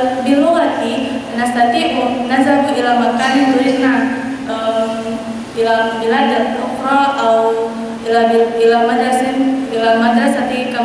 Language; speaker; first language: Arabic; non-native, learner; Indonesian